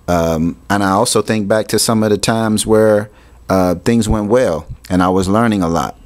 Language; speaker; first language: English; native; English